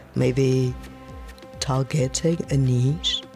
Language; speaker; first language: English; non-native, fluent; French